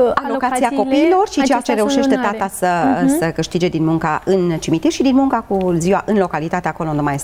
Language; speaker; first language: Romanian; native; Romanian